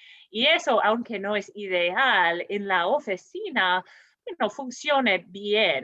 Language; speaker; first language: Spanish; non-native, fluent; English